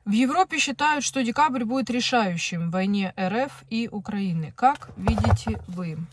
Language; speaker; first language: Russian; non-native, local second language; Ukrainian